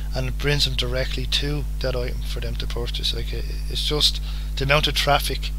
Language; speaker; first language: English; native; English